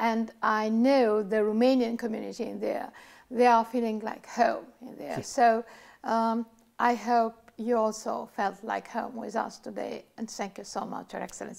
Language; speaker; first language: English; non-native, fluent; Romanian